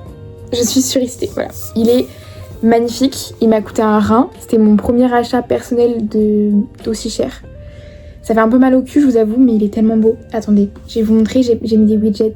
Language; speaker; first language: French; native; French